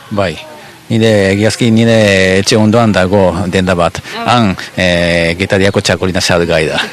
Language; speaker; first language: Basque; non-native, fluent; Japanese